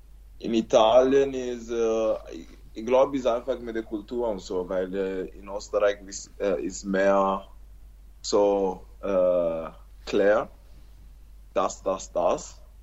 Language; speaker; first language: German; non-native, learner; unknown